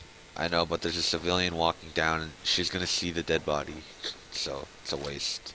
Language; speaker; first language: English; native; English